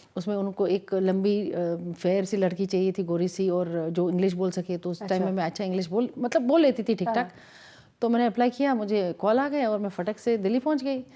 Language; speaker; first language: Hindi; non-native, local second language; Kashmiri